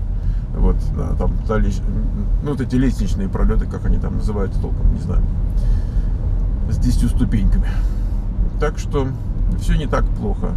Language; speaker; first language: Russian; native; Russian